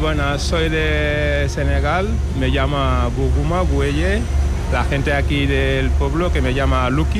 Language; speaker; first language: Spanish; non-native, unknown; Wolof